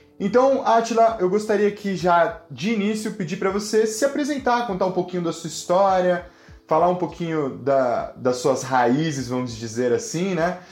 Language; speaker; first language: Portuguese; native; Portuguese